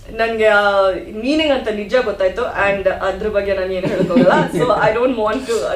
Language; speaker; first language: Kannada; non-native, learner; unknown